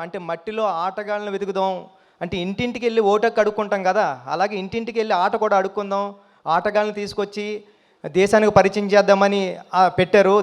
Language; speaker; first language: Telugu; native; Telugu